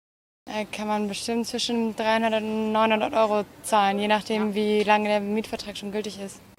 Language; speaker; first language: German; native; German